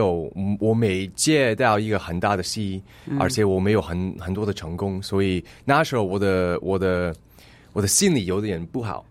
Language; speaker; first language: Chinese; early bilingual, heritage; English